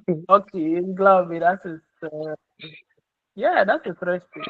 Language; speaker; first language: German; non-native, learner; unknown